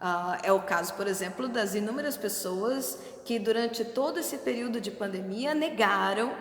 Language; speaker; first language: Portuguese; native; Portuguese